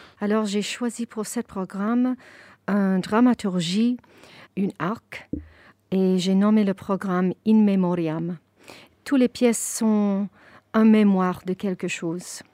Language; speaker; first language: French; non-native, fluent; English